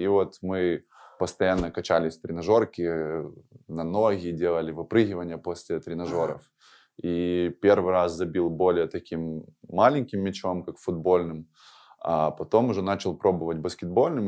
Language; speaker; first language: Russian; native; Russian